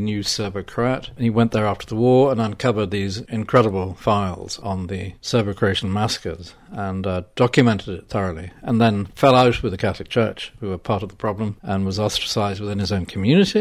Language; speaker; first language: English; native; English